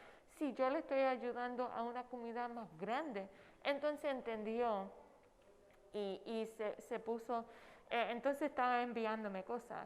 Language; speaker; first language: Spanish; non-native, fluent; English